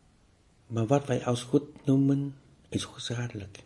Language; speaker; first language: Dutch; non-native, fluent; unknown